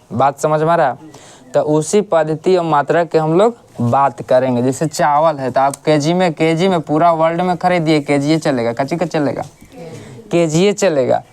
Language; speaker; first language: Hindi; native; Hindi